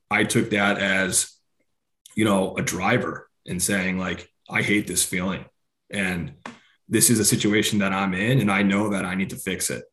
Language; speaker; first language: English; native; English